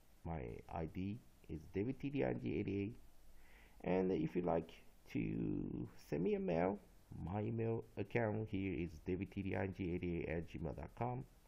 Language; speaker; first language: English; non-native, fluent; Chinese